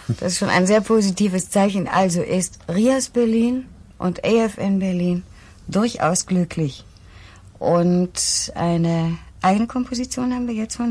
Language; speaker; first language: German; native; German